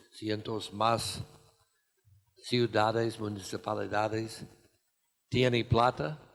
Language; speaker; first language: Spanish; non-native, fluent; English